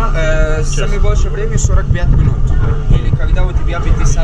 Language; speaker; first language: Russian; non-native, learner; Arabic